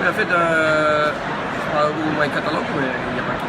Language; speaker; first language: French; non-native, learner; Russian